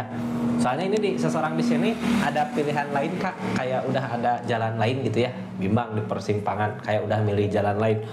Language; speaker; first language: Indonesian; native; Indonesian